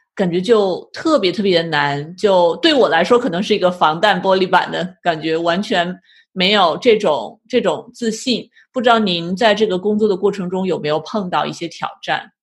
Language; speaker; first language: Chinese; native; Chinese